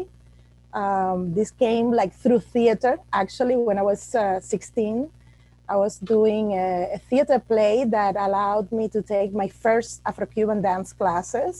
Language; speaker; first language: English; non-native, fluent; Spanish